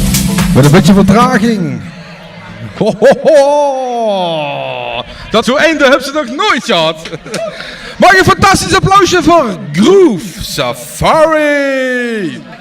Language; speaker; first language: Dutch; native; Dutch